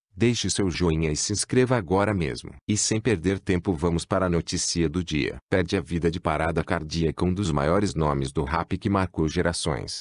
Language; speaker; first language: Portuguese; native; Portuguese